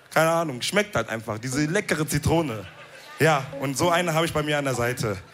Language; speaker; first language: German; early bilingual, other home language; Wolof